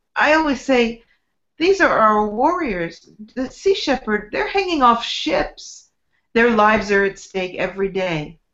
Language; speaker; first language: English; native; English